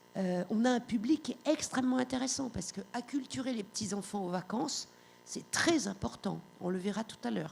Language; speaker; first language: French; native; French